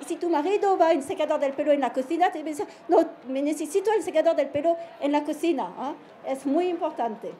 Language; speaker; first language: Spanish; non-native, learner; French